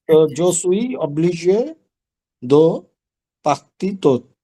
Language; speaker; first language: French; non-native, learner; Bangla